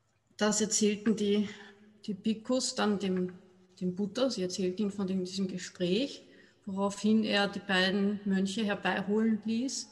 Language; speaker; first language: German; native; German